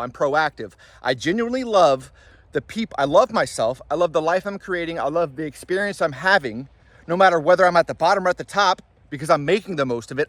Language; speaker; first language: English; native; English